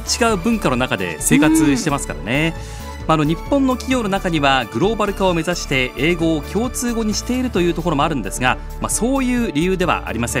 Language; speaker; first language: Japanese; native; Japanese